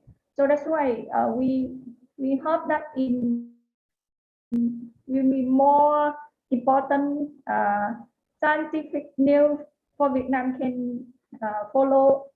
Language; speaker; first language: English; non-native, learner; Vietnamese